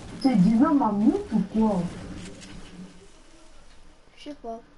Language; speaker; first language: French; native; French